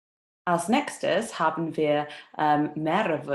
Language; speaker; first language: German; non-native, fluent; English